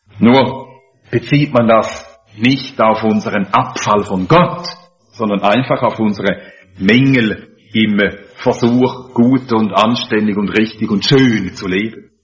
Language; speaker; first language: German; native; German